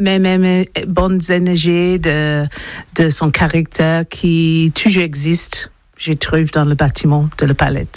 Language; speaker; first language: French; non-native, learner; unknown